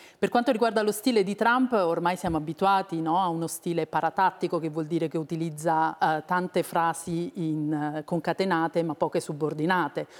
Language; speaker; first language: Italian; native; Italian